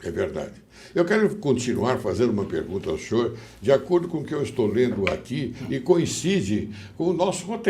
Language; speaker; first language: Portuguese; native; Portuguese